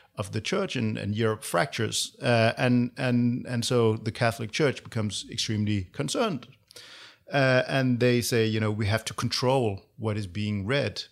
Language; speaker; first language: English; non-native, fluent; Danish